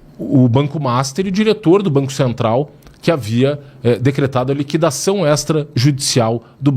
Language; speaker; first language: Portuguese; native; Portuguese